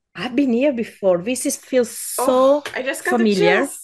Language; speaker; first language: English; non-native, fluent; Italian